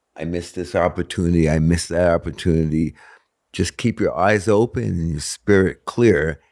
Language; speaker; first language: English; native; English